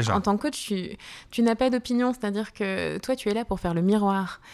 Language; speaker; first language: French; native; French